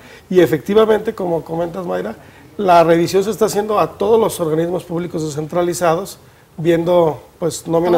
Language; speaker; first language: Spanish; native; Spanish